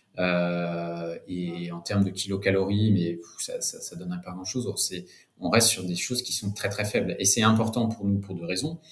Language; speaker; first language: French; native; French